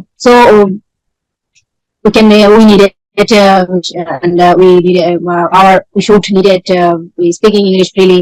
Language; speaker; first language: English; non-native, learner; Bangla